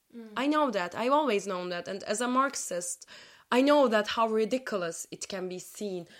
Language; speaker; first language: English; non-native, fluent; Turkish